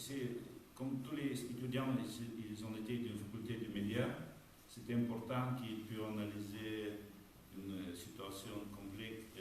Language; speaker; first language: French; non-native, fluent; Romanian